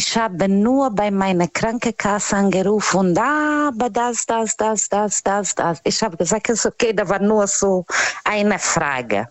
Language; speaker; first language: German; non-native, learner; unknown